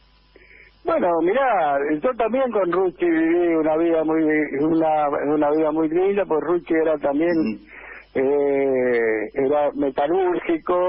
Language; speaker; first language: Spanish; native; Spanish